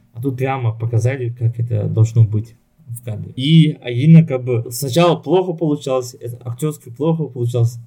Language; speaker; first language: Russian; non-native, local second language; Yakut